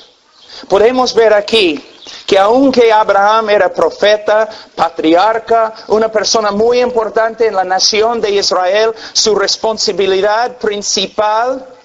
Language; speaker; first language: Spanish; non-native, fluent; English